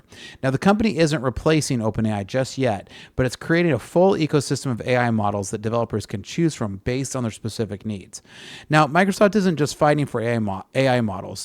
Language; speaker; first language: English; native; English